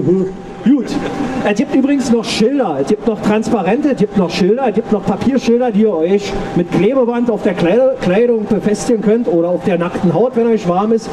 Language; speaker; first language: German; native; German